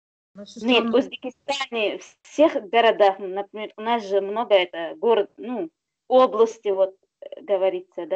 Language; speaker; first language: Russian; non-native, learner; Uzbek